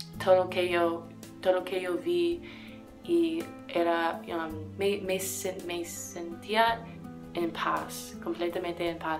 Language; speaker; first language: Spanish; non-native, learner; English